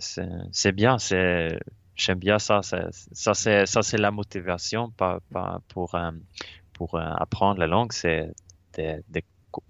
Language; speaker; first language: French; non-native, learner; Swedish